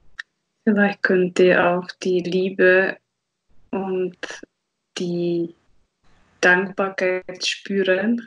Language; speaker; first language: German; non-native, fluent; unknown